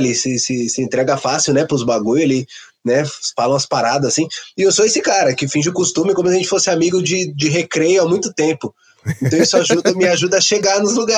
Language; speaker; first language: Portuguese; native; Portuguese